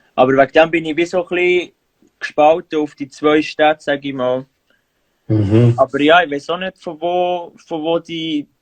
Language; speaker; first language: German; native; German